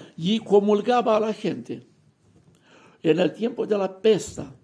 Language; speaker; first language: Spanish; non-native, fluent; Romanian